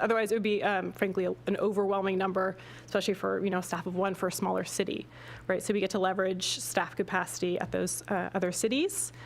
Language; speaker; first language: English; native; English